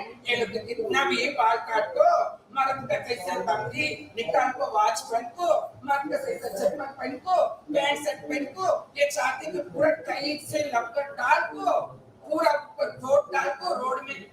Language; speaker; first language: Hindi; non-native, local second language; Tamil